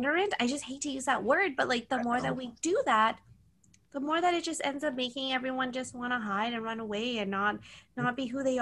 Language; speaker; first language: English; native; English